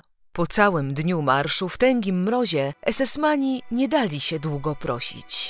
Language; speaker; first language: Polish; native; Polish